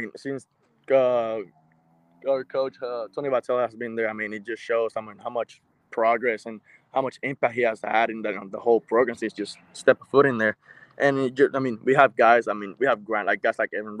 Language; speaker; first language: English; non-native, fluent; Spanish